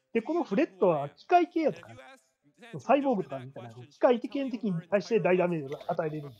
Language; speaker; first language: Japanese; native; Japanese